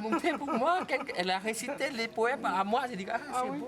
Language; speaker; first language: French; non-native, fluent; Vietnamese